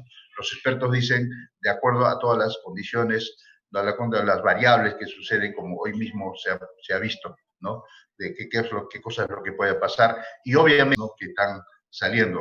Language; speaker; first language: Spanish; native; Spanish